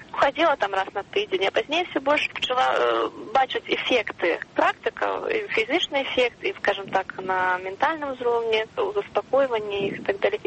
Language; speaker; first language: Belarusian; non-native, local second language; Russian